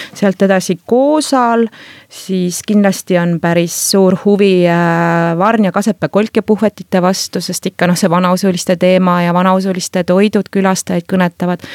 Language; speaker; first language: Estonian; native; Estonian